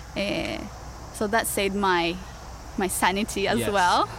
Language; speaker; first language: English; non-native, fluent; Japanese